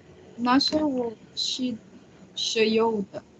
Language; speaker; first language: Chinese; non-native, learner; Malay